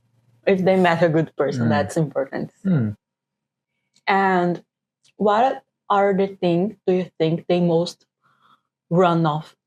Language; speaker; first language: English; non-native, fluent; Portuguese